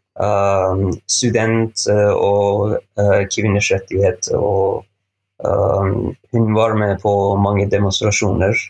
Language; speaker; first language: Norwegian; non-native, fluent; Persian